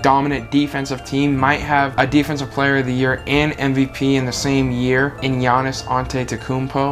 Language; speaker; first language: English; native; English